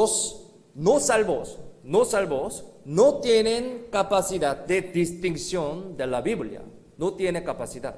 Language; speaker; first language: Spanish; non-native, learner; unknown